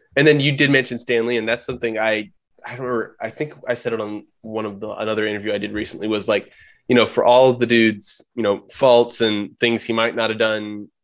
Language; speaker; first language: English; native; English